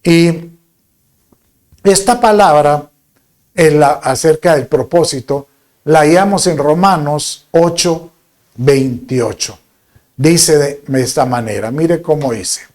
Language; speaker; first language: Spanish; native; Spanish